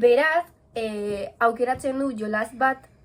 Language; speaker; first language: Basque; non-native, local second language; Spanish